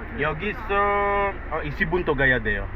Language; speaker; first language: Korean; non-native, fluent; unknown